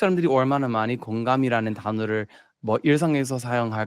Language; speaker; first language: Korean; non-native, fluent; English